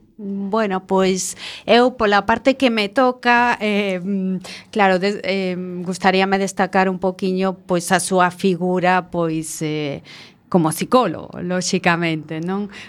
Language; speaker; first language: Galician; non-native, local second language; Spanish